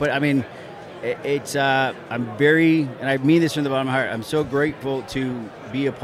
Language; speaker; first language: English; native; English